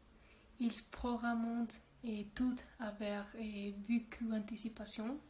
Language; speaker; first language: French; non-native, learner; Spanish